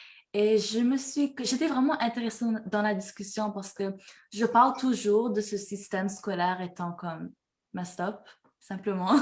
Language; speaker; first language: French; early bilingual, heritage; French